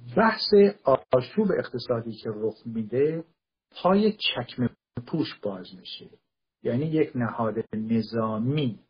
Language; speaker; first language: Persian; non-native, local second language; Kurdish